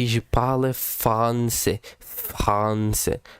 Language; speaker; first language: French; non-native, learner; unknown